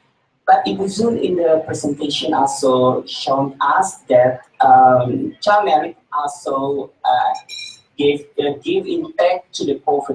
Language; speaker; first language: English; non-native, learner; Indonesian